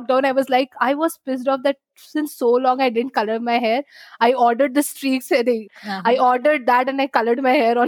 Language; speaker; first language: English; non-native, local second language; Bangla